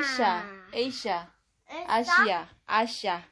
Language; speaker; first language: Korean; non-native, fluent; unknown